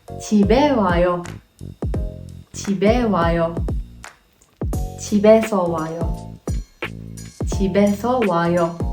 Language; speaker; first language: Korean; non-native, fluent; Turkish